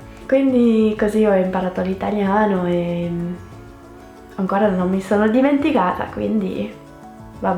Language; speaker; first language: Italian; non-native, fluent; French